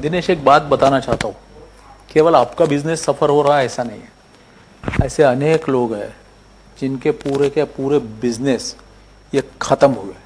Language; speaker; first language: Hindi; non-native, local second language; Marathi